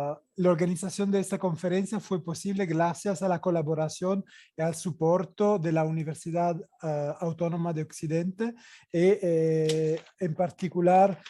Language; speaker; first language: Spanish; non-native, fluent; Italian